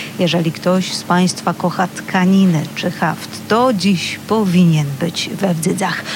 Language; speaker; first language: Polish; native; Polish